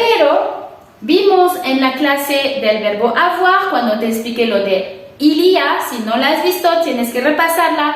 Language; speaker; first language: Spanish; non-native, fluent; French